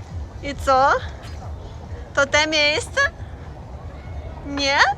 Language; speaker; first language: Polish; non-native, learner; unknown